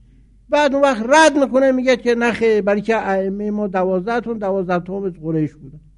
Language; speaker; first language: Persian; native; Persian